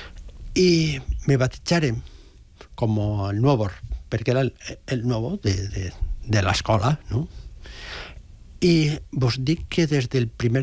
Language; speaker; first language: Catalan; early bilingual, other home language; Spanish